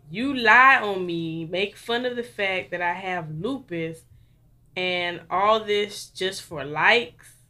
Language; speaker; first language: English; native; English